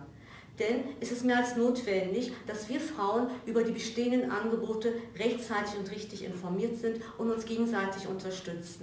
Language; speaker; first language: German; native; German